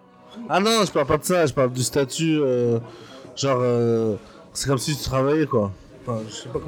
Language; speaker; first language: French; native; French